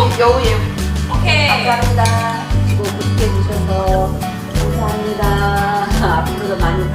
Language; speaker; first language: Korean; non-native, learner; Thai